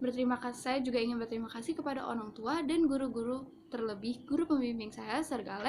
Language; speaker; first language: Indonesian; native; Indonesian